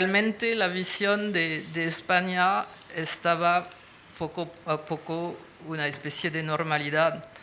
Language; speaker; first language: Spanish; non-native, fluent; French